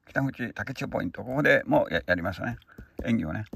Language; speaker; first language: Japanese; native; Japanese